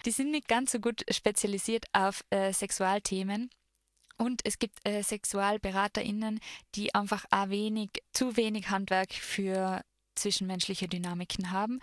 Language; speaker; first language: German; native; German